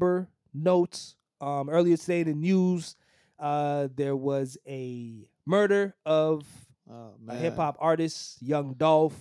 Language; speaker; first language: English; native; English